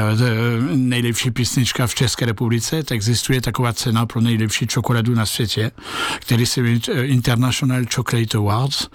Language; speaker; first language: Czech; non-native, learner; French